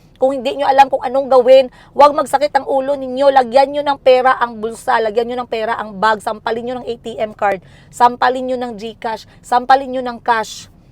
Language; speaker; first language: Filipino; non-native, local second language; Cebuano